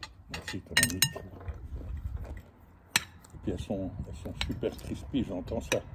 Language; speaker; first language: French; native; French